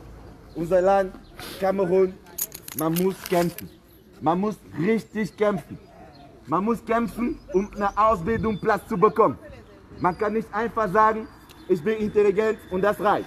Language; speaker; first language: German; non-native, fluent; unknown